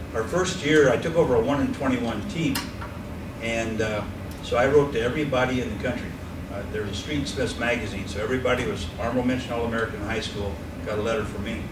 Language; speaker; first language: English; native; English